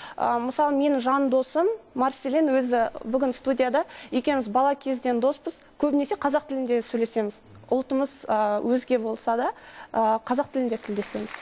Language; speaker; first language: Kazakh; non-native, local second language; Russian